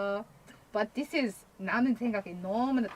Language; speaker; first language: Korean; non-native, learner; English